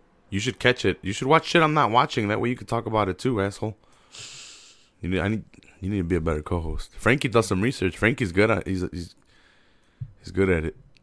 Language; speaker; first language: English; native; English